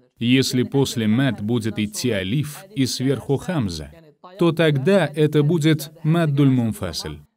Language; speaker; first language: Russian; non-native, fluent; Azerbaijani